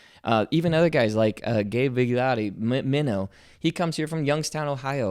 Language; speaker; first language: English; native; English